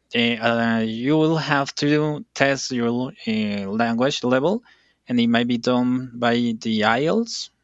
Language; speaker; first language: English; non-native, fluent; Spanish